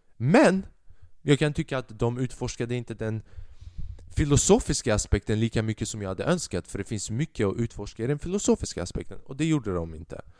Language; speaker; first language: Swedish; early bilingual, other home language; Albanian